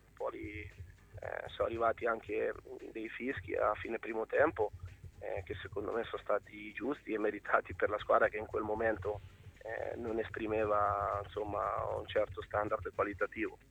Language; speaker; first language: Italian; native; Italian